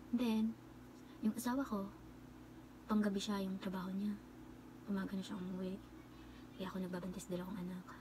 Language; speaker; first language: Filipino; native; Filipino